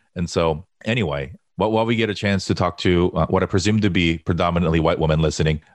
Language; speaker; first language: English; early bilingual, other home language; Korean